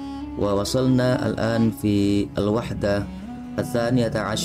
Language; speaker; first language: Arabic; non-native, fluent; Indonesian